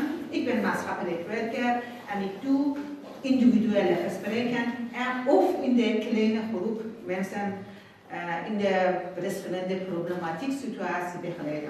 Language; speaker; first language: Dutch; non-native, fluent; Persian